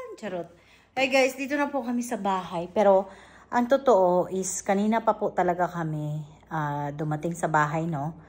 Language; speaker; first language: Filipino; native; Filipino